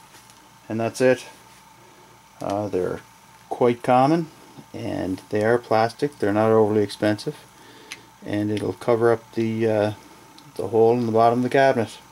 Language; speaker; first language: English; native; English